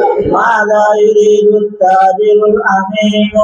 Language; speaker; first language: Arabic; non-native, fluent; Bangla